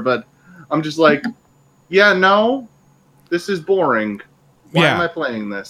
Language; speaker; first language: English; native; English